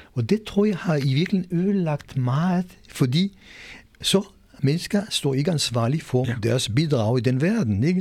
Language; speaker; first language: Danish; non-native, fluent; Hebrew